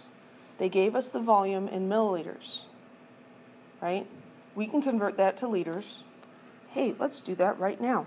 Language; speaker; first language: English; native; English